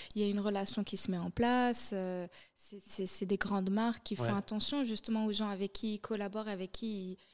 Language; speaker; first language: French; non-native, local second language; Arabic